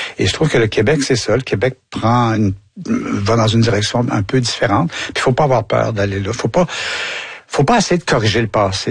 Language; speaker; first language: French; native; French